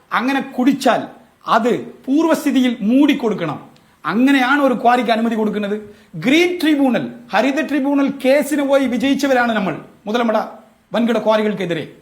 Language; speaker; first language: Malayalam; non-native, local second language; Tamil